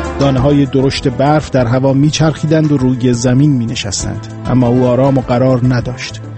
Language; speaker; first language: Persian; native; Persian